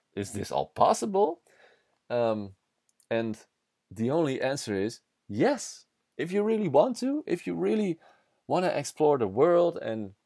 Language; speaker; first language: English; non-native, fluent; Dutch